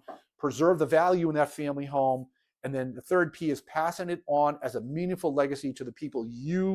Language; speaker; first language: English; native; English